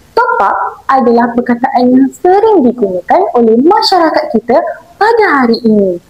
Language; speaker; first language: Malay; native; Malay